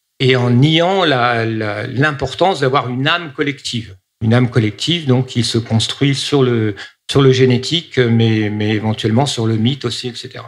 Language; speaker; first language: French; native; French